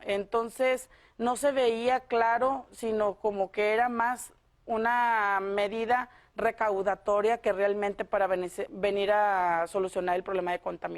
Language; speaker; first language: Spanish; native; Spanish